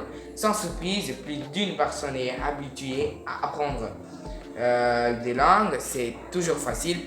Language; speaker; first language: French; non-native, learner; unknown